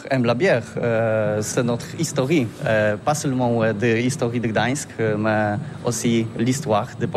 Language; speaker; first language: French; non-native, learner; Polish